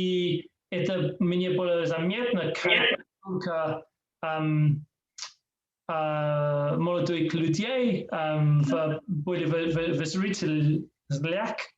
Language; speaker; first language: Russian; non-native, learner; English